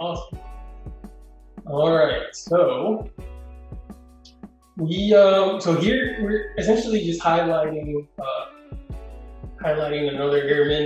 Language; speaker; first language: English; non-native, fluent; Spanish